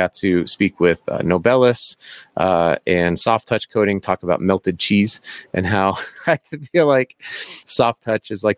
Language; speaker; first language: English; native; English